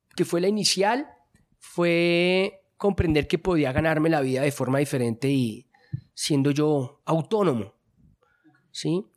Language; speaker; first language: Spanish; native; Spanish